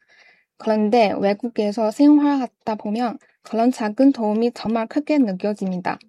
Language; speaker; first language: Korean; non-native, learner; Chinese